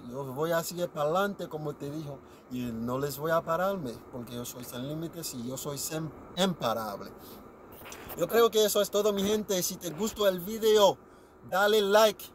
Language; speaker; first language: Spanish; non-native, learner; Haitian Creole